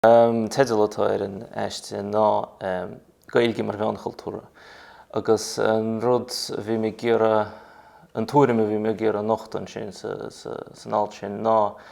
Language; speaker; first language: Irish; non-native, fluent; Russian